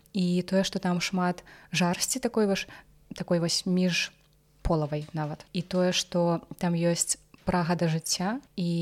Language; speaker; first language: Belarusian; non-native, local second language; Russian